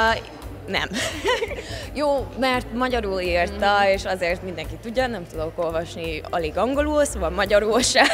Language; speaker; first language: Hungarian; early bilingual, heritage; Hungarian